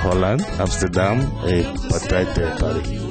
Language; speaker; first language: French; non-native, learner; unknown